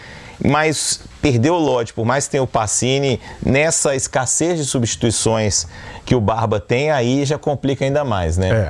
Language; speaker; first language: Portuguese; native; Portuguese